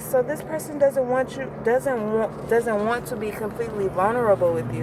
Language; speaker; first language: English; native; English